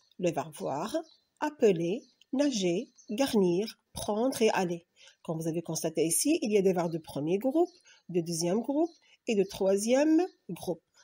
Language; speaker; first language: French; non-native, local second language; Arabic